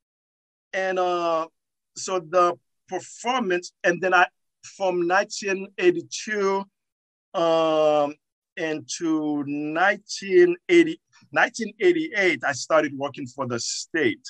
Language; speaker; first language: English; non-native, fluent; Haitian Creole